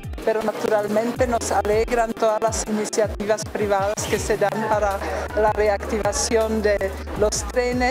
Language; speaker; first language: Spanish; non-native, fluent; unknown